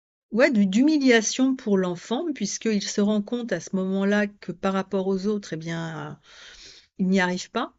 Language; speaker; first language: French; native; French